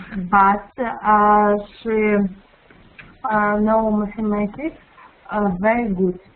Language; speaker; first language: English; non-native, learner; Russian